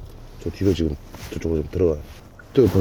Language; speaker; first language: Korean; native; Korean